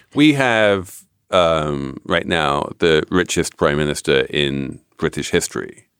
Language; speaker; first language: English; native; English